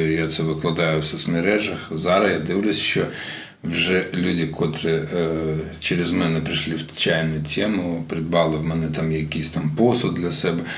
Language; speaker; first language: Ukrainian; non-native, local second language; Russian